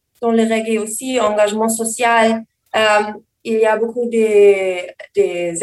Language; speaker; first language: French; non-native, learner; German